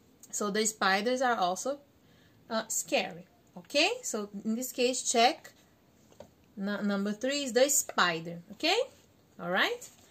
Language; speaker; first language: English; non-native, fluent; Portuguese